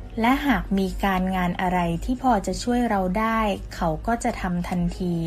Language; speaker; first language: Thai; native; Thai